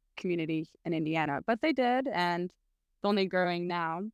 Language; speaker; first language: English; early bilingual, other home language; Arabic